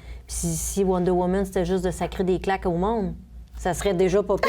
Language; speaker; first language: French; native; French